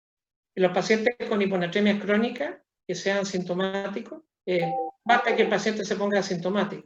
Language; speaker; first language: Spanish; native; Spanish